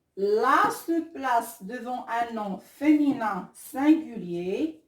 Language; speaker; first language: French; non-native, local second language; Arabic